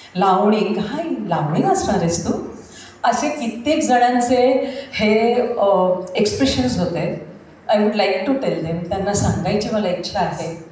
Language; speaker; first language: Marathi; non-native, local second language; Gujarati